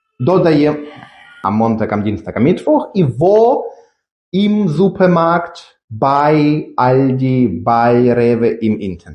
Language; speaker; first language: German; non-native, fluent; Ukrainian